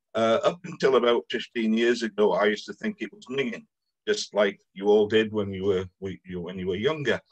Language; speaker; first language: English; native; English